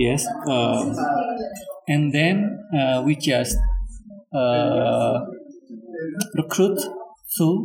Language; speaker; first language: English; non-native, learner; Indonesian